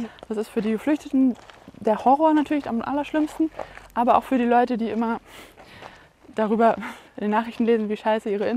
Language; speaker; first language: German; native; German